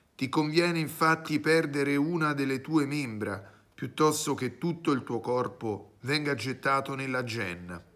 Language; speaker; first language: Italian; native; Italian